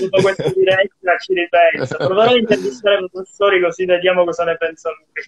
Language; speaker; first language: Italian; native; Italian